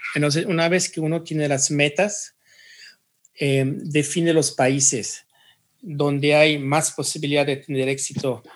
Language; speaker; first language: Spanish; early bilingual, heritage; Spanish